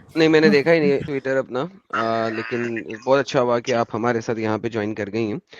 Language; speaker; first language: Urdu; native; Urdu